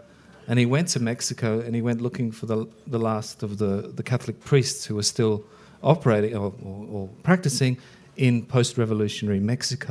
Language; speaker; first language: English; early bilingual, other home language; Icelandic